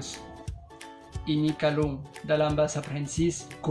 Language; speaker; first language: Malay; non-native, fluent; French